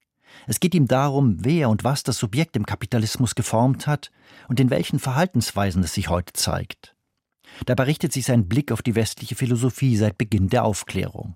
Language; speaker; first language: German; native; German